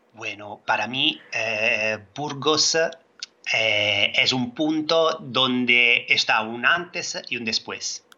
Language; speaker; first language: Spanish; non-native, fluent; Italian